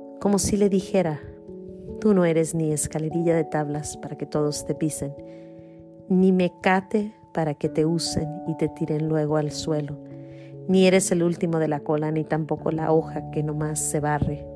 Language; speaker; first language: Spanish; native; Spanish